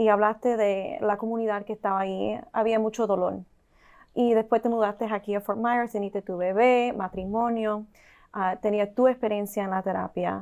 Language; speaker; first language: Spanish; early bilingual, heritage; Spanish